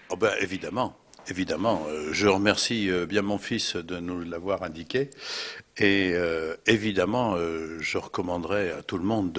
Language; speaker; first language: French; native; French